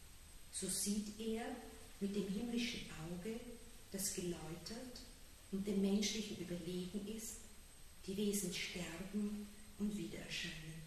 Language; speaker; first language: German; native; German